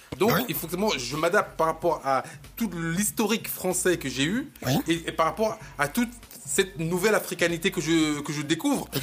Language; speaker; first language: French; early bilingual, other home language; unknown